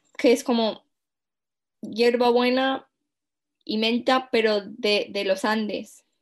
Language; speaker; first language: Spanish; non-native, fluent; English